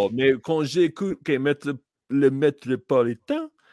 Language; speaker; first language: French; non-native, learner; English